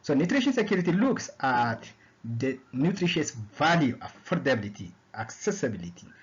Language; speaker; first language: English; non-native, local second language; Amharic